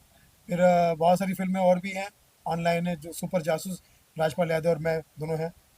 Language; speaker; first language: Hindi; native; Hindi